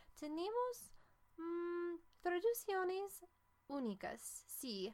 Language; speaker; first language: Spanish; non-native, fluent; English